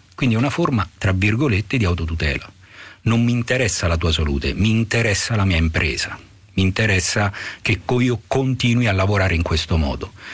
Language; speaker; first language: Italian; native; Italian